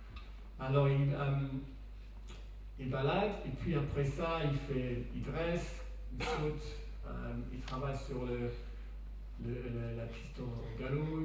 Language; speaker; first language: French; non-native, fluent; English